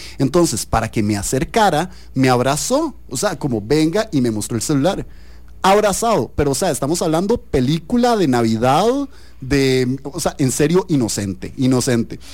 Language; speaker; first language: Spanish; native; Spanish